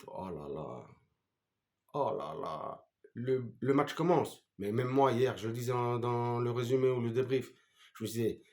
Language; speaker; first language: French; native; French